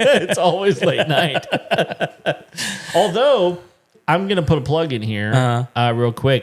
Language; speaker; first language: English; native; English